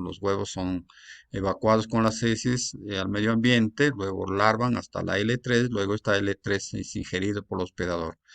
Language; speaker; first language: Spanish; native; Spanish